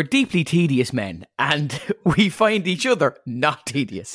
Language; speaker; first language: English; native; English